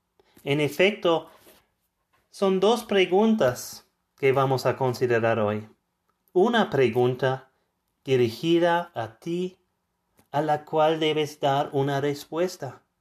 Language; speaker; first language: Spanish; non-native, fluent; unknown